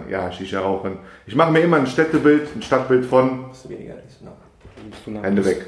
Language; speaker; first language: German; non-native, fluent; Persian